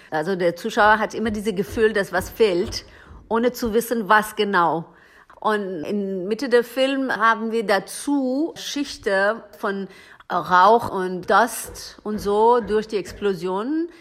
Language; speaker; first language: German; non-native, learner; Persian